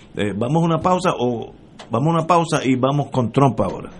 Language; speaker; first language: Spanish; early bilingual, heritage; Spanish